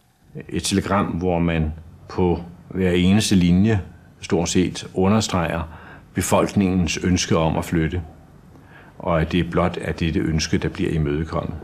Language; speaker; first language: Danish; native; Danish